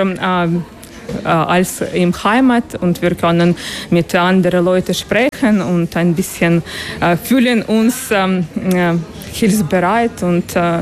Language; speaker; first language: German; non-native, learner; Ukrainian